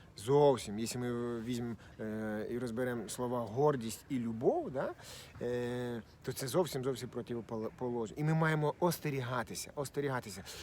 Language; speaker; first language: Ukrainian; non-native, local second language; Russian